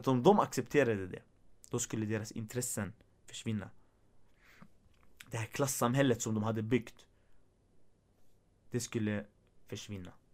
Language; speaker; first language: Swedish; early bilingual, other home language; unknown